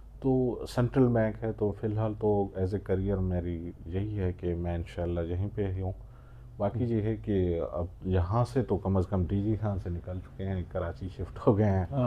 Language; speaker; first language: Urdu; non-native, local second language; Baluchi